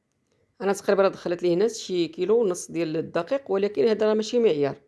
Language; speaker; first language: Arabic; native; Arabic